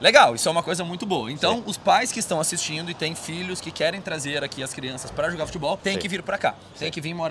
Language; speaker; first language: Portuguese; native; Portuguese